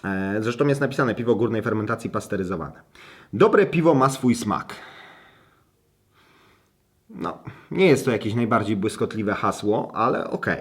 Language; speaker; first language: Polish; native; Polish